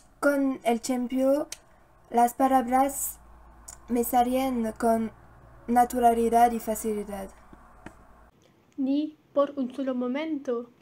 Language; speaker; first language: Spanish; non-native, learner; French